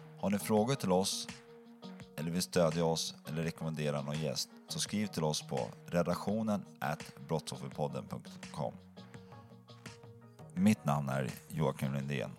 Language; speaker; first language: Swedish; native; Swedish